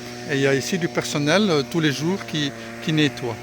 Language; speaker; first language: French; native; French